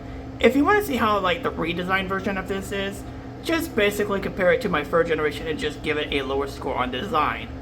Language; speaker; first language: English; native; English